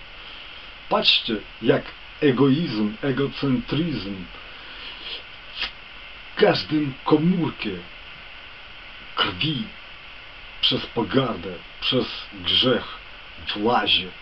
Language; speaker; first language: Polish; non-native, fluent; Ukrainian